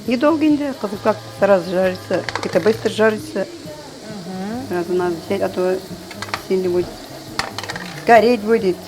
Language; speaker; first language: Russian; non-native, local second language; Tatar